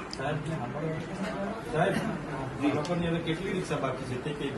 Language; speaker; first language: Gujarati; non-native, local second language; Vasavi